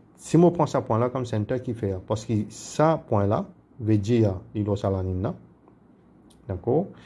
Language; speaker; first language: French; non-native, local second language; Morisyen